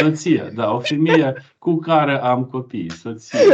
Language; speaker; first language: Romanian; non-native, learner; Ukrainian